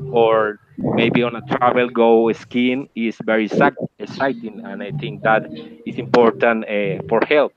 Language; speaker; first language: English; non-native, learner; Spanish